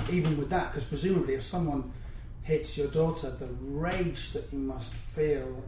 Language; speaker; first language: English; native; English